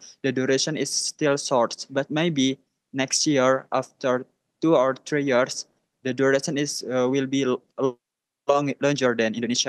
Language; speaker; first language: English; non-native, learner; Indonesian